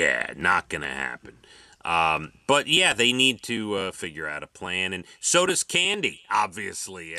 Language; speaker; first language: English; native; English